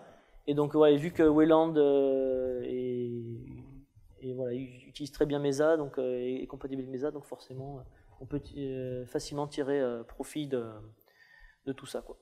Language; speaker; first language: French; native; French